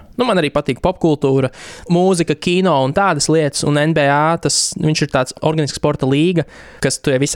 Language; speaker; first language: Latvian; native; Latvian